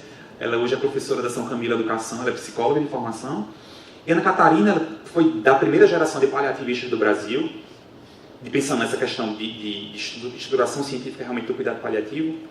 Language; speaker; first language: Portuguese; native; Portuguese